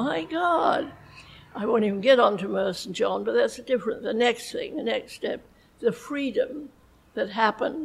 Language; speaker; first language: English; native; English